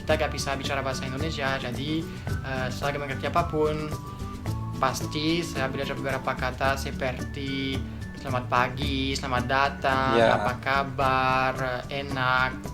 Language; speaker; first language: Indonesian; non-native, fluent; French